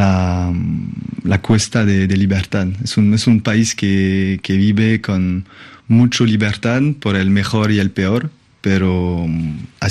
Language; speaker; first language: Spanish; non-native, fluent; French